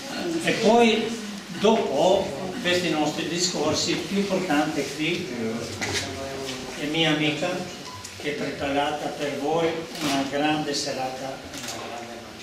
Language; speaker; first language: Italian; non-native, learner; Serbian